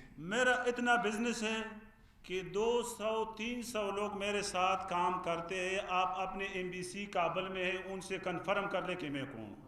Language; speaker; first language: Urdu; non-native, fluent; Pashto